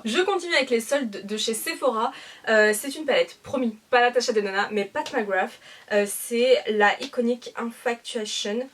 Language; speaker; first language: French; native; French